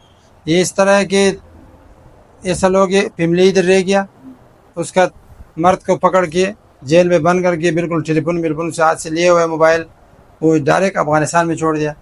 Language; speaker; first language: Hindi; non-native, fluent; Pashto